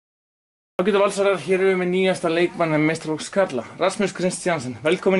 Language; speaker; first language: Icelandic; native; Icelandic